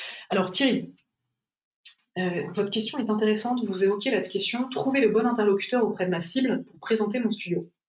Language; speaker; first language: French; native; French